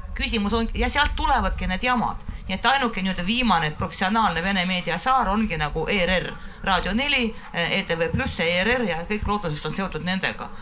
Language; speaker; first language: Estonian; non-native, local second language; Russian